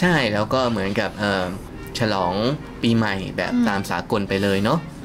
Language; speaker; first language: Thai; native; Thai